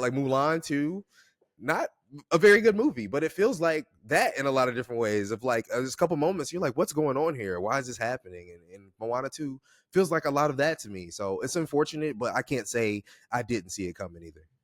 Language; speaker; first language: English; native; English